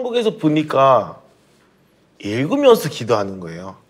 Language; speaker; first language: Korean; early bilingual, heritage; Korean